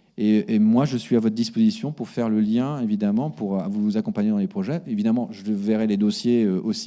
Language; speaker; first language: French; native; French